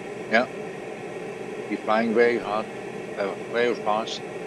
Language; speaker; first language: English; non-native, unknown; Danish